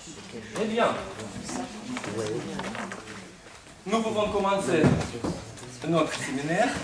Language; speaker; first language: French; non-native, fluent; Russian